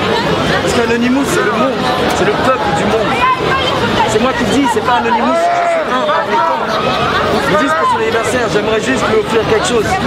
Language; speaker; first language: French; native; French